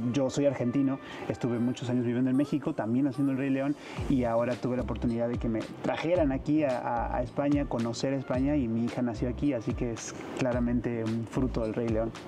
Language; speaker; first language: Spanish; native; Spanish